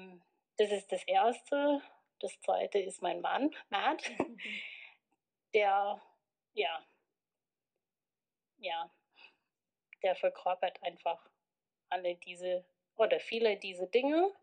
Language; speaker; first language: German; non-native, fluent; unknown